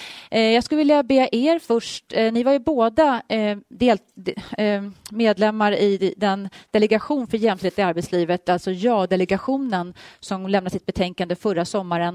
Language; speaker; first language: Swedish; native; Swedish